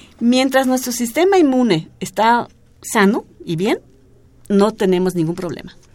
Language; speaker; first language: Spanish; non-native, fluent; German